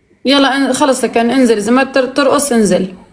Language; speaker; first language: Arabic; native; Arabic